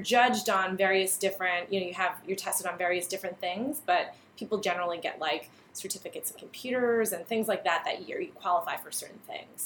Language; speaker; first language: English; native; English